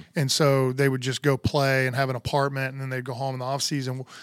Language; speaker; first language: English; native; English